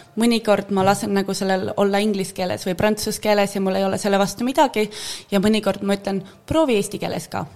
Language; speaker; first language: Estonian; native; Estonian